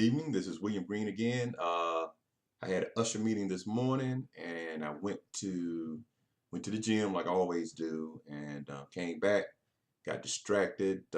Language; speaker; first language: English; native; English